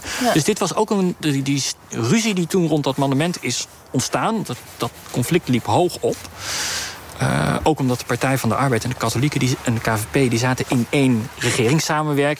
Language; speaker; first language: Dutch; native; Dutch